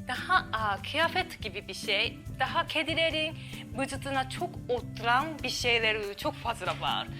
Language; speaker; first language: Turkish; non-native, learner; Japanese